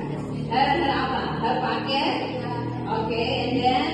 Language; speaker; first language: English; non-native, learner; Indonesian